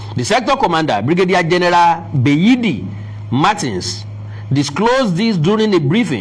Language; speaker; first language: English; non-native, local second language; Yoruba